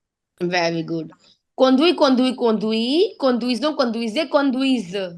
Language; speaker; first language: French; non-native, fluent; Punjabi